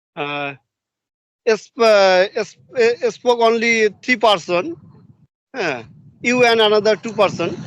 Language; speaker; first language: English; non-native, learner; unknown